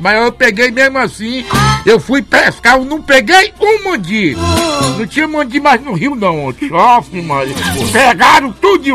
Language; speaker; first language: Portuguese; native; Portuguese